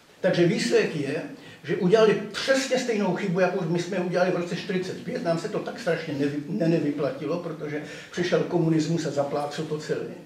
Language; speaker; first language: Czech; native; Czech